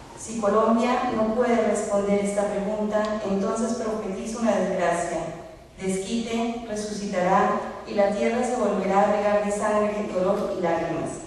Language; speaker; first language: Spanish; native; Spanish